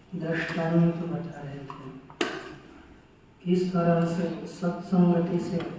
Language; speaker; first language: Hindi; non-native, local second language; Marathi